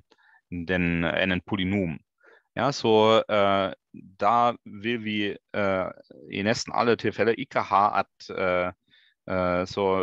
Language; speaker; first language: Norwegian; non-native, fluent; German